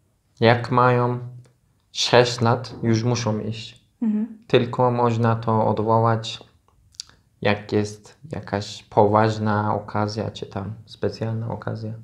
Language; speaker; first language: Polish; non-native, learner; Turkish